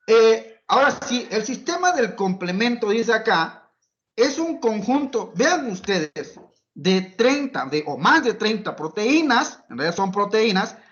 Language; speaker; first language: Spanish; native; Spanish